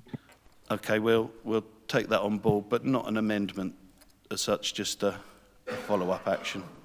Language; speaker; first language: English; native; English